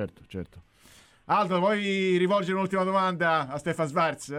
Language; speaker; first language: Italian; native; Italian